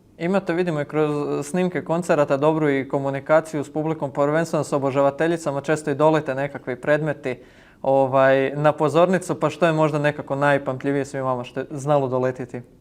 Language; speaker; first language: Croatian; native; Croatian